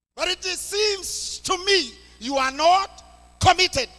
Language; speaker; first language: English; non-native, local second language; Swahili